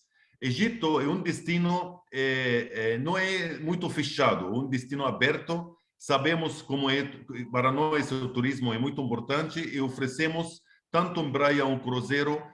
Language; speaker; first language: Portuguese; non-native, fluent; Arabic